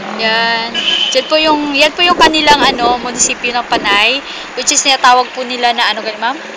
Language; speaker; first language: Filipino; non-native, local second language; Hiligaynon